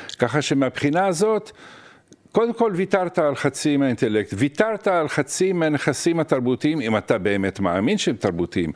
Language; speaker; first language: Hebrew; early bilingual, other home language; Arabic